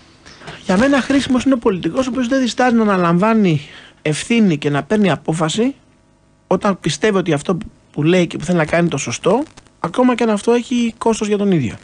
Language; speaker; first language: Greek; native; Greek